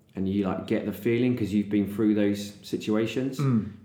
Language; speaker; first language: English; native; English